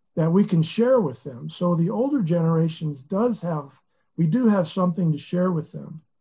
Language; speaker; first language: English; native; English